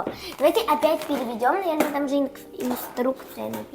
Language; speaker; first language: Russian; native; Russian